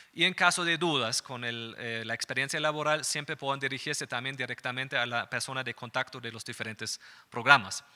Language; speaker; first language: Spanish; non-native, fluent; German